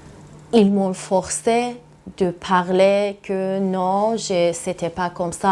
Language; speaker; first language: French; non-native, learner; Persian